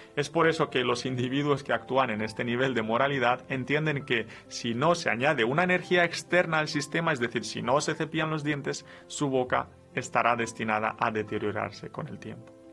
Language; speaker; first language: Spanish; non-native, fluent; Romanian